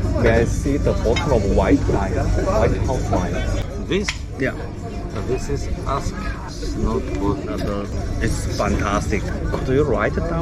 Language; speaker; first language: English; non-native, learner; Korean